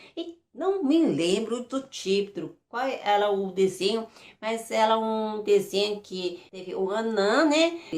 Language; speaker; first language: Portuguese; early bilingual, other home language; Japanese